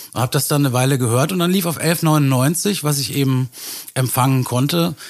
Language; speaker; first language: German; native; German